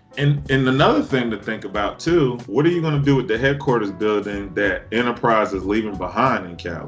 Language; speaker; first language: English; native; English